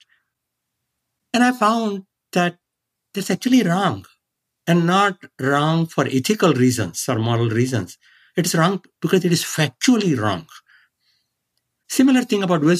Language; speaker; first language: English; non-native, local second language; Marathi